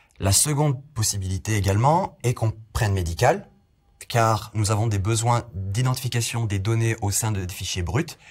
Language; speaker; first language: French; native; French